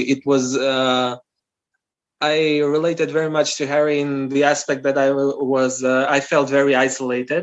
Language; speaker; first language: English; non-native, fluent; Albanian